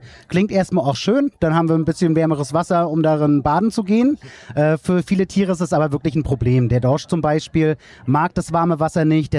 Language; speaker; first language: German; native; German